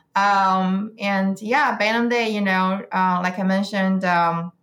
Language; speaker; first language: English; non-native, fluent; Chinese